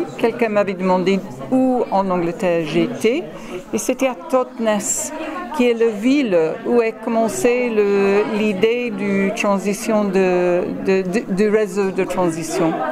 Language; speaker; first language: French; non-native, fluent; English